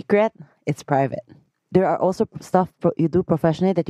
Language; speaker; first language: English; non-native, local second language; Filipino